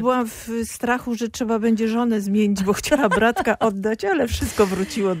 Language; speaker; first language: Polish; native; Polish